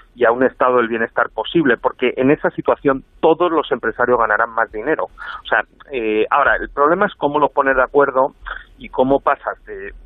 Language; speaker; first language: Spanish; native; Spanish